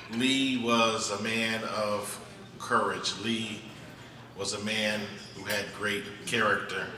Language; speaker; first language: English; native; English